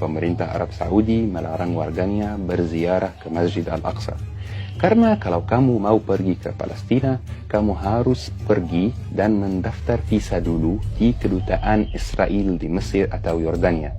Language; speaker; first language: Indonesian; non-native, fluent; Arabic